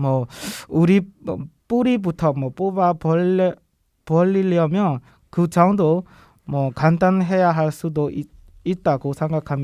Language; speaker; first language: Korean; non-native, learner; Burmese